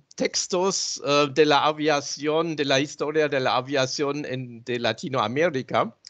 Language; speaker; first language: Spanish; non-native, fluent; German